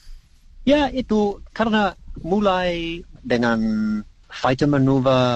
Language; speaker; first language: Indonesian; non-native, learner; English